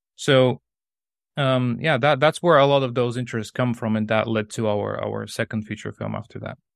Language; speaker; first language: English; non-native, fluent; Bulgarian